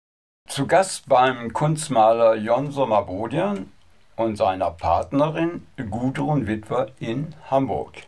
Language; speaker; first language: German; native; German